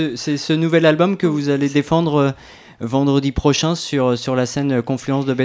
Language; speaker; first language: French; native; French